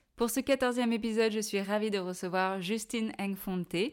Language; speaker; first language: French; native; French